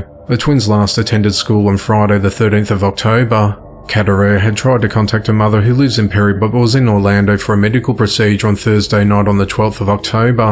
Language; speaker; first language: English; native; English